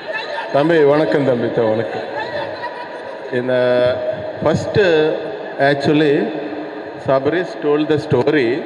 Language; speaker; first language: Tamil; non-native, learner; Telugu